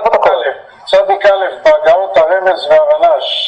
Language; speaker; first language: Hebrew; native; Hebrew